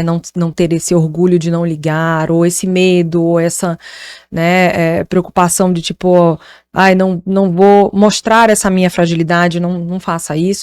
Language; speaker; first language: Portuguese; native; Portuguese